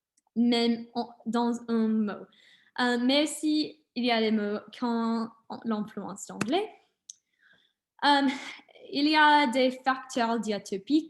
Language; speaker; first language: French; non-native, learner; English